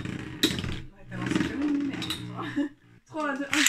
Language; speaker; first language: French; native; French